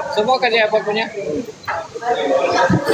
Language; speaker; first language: Indonesian; non-native, learner; Vietnamese